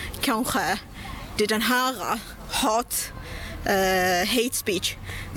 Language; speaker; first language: Swedish; non-native, local second language; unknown